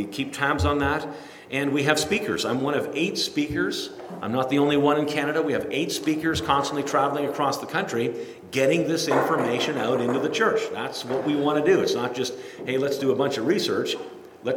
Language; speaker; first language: English; native; English